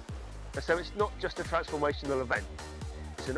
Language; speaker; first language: English; native; English